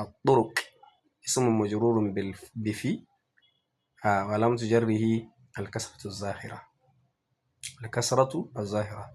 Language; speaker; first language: Arabic; non-native, fluent; Hausa